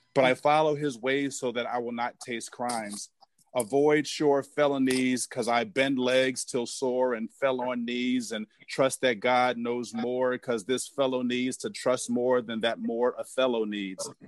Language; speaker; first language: English; native; English